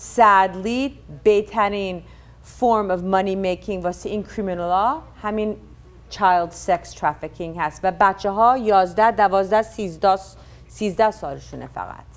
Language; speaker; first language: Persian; early bilingual, heritage; Persian